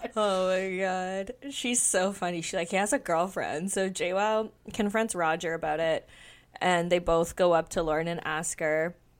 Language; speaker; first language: English; native; English